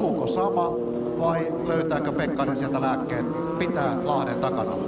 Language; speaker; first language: Finnish; native; Finnish